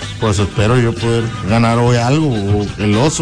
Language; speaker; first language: Spanish; native; Spanish